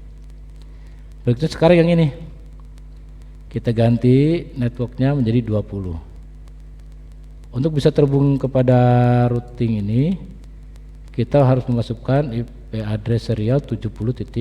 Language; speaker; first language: Indonesian; native; Indonesian